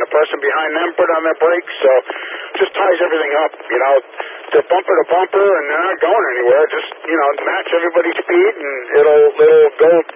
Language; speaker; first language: English; native; English